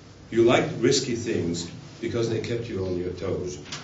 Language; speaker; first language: English; non-native, fluent; Dutch